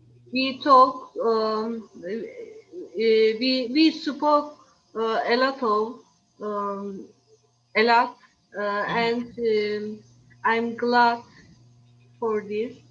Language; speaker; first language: English; non-native, learner; Turkish